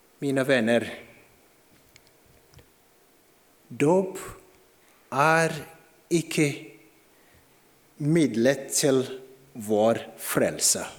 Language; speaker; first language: Norwegian; non-native, fluent; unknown